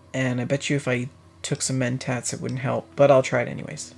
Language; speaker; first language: English; native; English